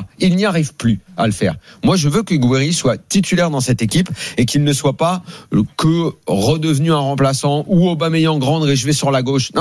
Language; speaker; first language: French; native; French